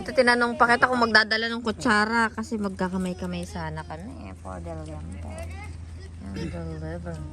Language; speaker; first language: Filipino; non-native, local second language; Iloko